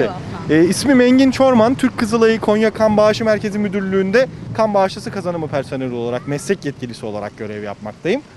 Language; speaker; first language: Turkish; native; Turkish